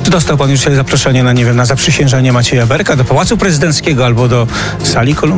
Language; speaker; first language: Polish; native; Polish